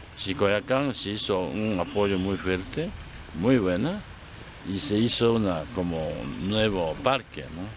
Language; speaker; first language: Spanish; non-native, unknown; Japanese